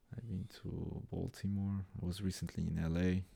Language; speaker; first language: English; non-native, fluent; Spanish